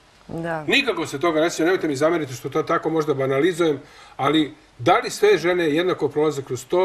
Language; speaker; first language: Croatian; native; Croatian